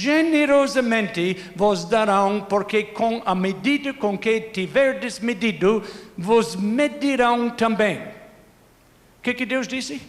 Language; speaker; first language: Portuguese; non-native, fluent; English